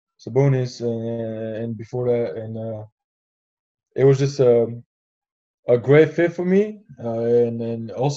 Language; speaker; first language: English; non-native, fluent; French